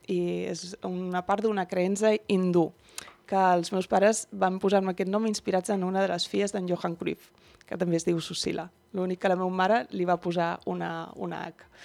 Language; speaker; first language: Catalan; early bilingual, other home language; Dutch